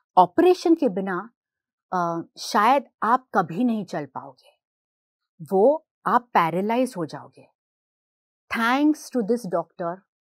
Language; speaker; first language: Hindi; non-native, local second language; Gujarati